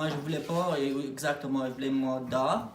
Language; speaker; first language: French; non-native, learner; Arabic